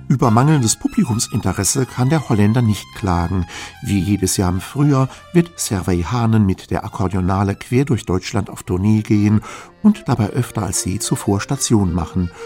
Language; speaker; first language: German; native; German